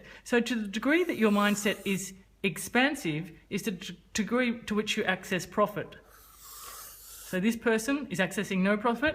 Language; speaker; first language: English; native; English